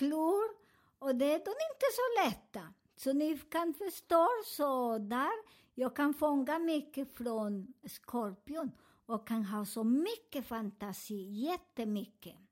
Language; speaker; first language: Swedish; non-native, fluent; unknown